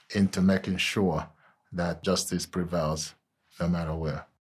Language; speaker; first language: English; non-native, local second language; Igbo